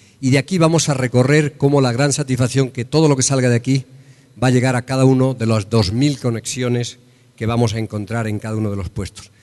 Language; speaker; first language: Spanish; native; Spanish